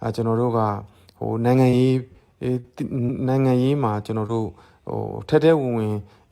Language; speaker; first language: Burmese; non-native, local second language; S'gaw Karen